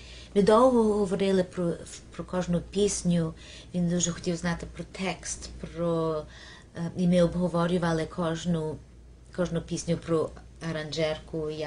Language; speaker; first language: Ukrainian; early bilingual, heritage; Ukrainian